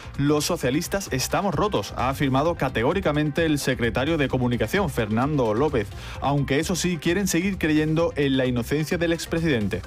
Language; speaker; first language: Spanish; native; Spanish